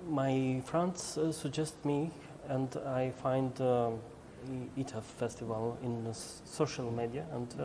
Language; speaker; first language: English; non-native, learner; Albanian